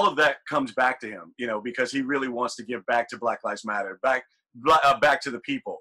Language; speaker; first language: English; native; English